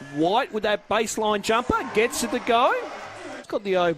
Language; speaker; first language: English; native; English